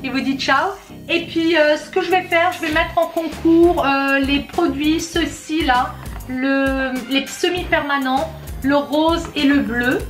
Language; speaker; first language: French; native; French